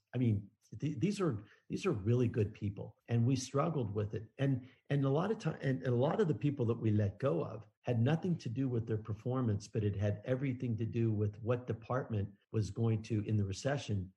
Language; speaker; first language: English; native; English